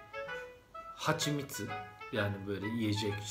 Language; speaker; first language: Turkish; non-native, fluent; Japanese